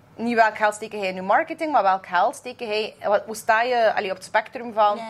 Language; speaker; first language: Dutch; native; Dutch